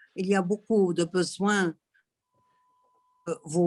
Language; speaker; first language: French; non-native, local second language; Arabic